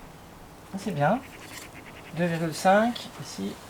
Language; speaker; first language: French; native; French